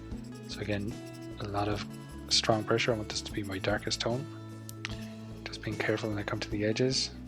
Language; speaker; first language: English; native; English